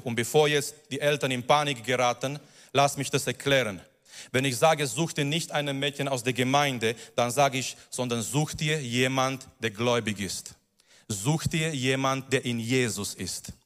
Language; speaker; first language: German; non-native, fluent; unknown